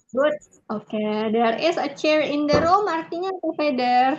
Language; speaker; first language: English; non-native, fluent; Indonesian